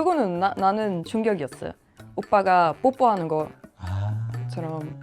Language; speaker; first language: Korean; non-native, fluent; Swedish